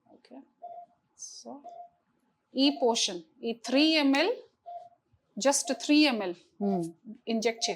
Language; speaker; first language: Telugu; non-native, fluent; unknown